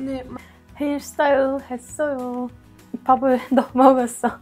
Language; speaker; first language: Korean; non-native, learner; Ukrainian